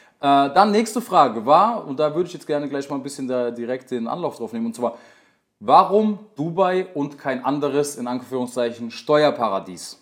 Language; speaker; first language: German; native; German